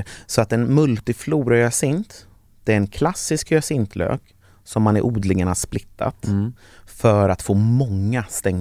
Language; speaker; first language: Swedish; native; Swedish